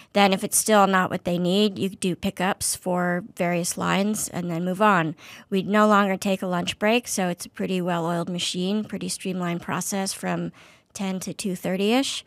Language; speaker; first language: English; native; English